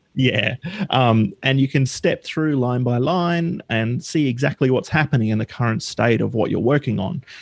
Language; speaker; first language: English; native; English